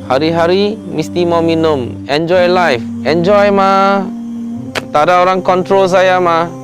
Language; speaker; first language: Indonesian; non-native, local second language; Chinese